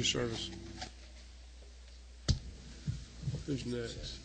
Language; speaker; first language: English; native; English